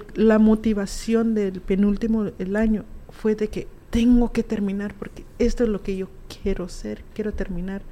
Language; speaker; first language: Spanish; early bilingual, heritage; Spanish